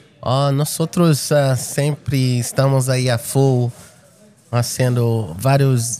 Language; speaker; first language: Spanish; non-native, fluent; Portuguese